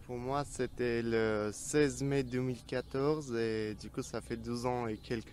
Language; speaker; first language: French; early bilingual, other home language; Armenian